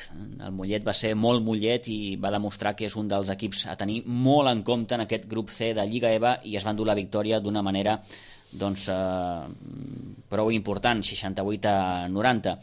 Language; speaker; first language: Catalan; native; Catalan